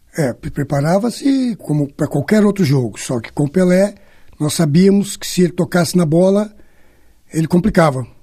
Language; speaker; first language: Portuguese; native; Portuguese